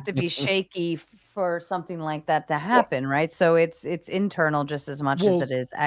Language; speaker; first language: English; native; English